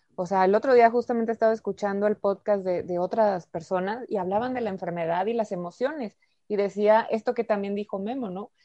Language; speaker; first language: Spanish; native; Spanish